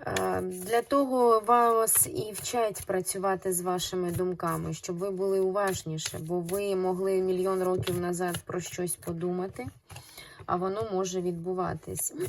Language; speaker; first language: Ukrainian; non-native, local second language; Russian